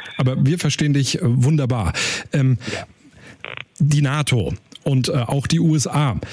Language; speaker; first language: German; native; German